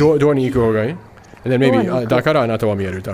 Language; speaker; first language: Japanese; non-native, learner; English